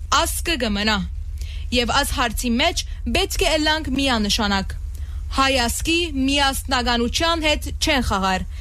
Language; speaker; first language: Armenian; early bilingual, heritage; Armenian